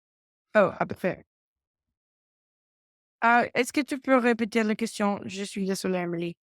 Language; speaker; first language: French; non-native, learner; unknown